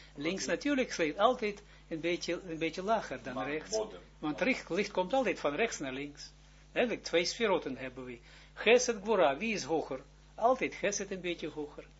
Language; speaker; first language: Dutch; non-native, fluent; Hebrew